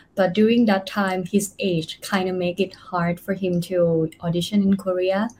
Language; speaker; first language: English; non-native, fluent; Thai